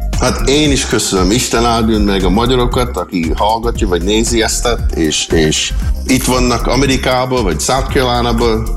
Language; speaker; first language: Hungarian; early bilingual, heritage; Hungarian